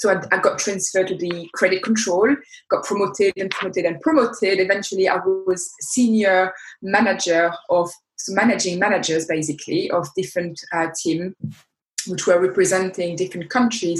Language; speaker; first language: English; non-native, fluent; French